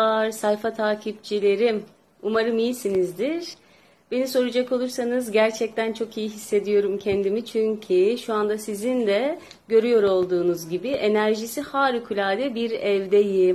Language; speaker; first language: Turkish; native; Turkish